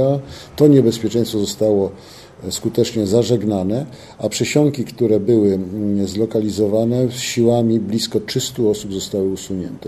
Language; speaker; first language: Polish; native; Polish